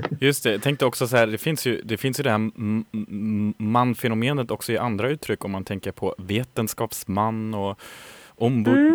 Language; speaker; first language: Swedish; native; Swedish